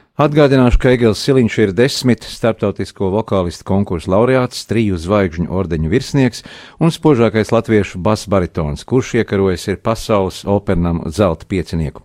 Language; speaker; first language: Latvian; native; Latvian